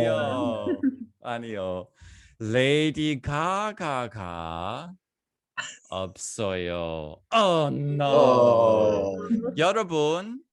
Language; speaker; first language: Korean; non-native, fluent; English